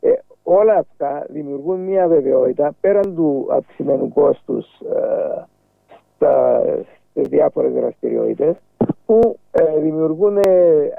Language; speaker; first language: Greek; native; Greek